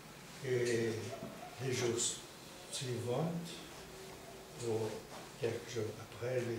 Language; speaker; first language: French; non-native, fluent; Portuguese